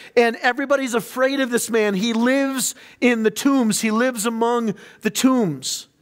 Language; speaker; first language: English; native; English